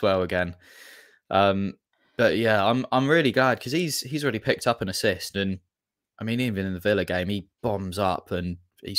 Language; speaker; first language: English; native; English